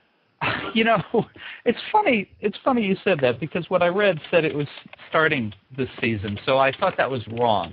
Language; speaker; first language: English; native; English